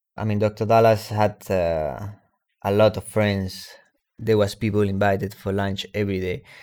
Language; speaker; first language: English; non-native, fluent; Spanish